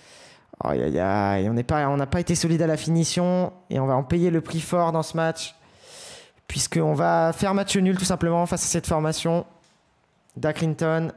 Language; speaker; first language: French; native; French